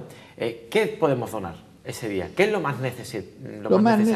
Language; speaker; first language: Spanish; native; Spanish